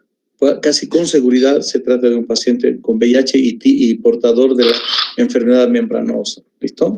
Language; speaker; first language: Spanish; native; Spanish